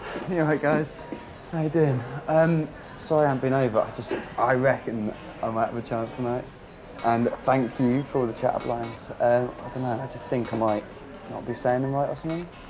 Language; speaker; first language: English; native; English